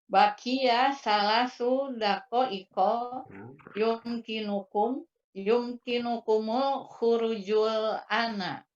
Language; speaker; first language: Arabic; non-native, learner; Indonesian